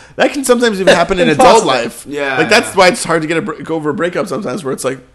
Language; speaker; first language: English; native; English